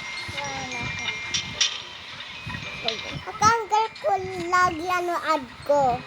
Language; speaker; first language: Filipino; non-native, local second language; Cebuano